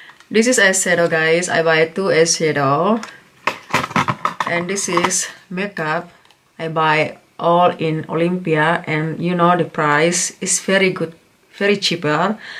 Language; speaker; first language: English; non-native, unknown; Indonesian